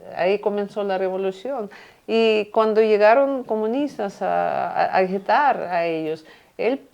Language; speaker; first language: Spanish; non-native, fluent; Russian